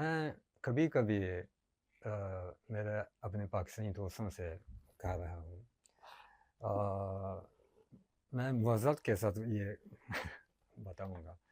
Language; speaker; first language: Hindi; non-native, learner; Japanese